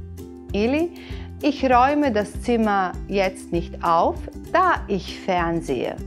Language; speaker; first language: German; non-native, fluent; Bosnian